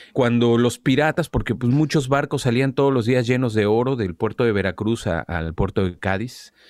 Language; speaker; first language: Spanish; native; Spanish